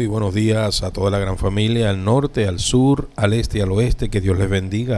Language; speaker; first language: Spanish; native; Spanish